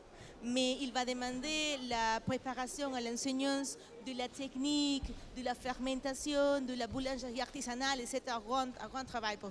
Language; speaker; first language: French; non-native, learner; Spanish